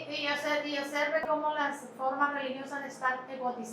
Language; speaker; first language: Spanish; native; Spanish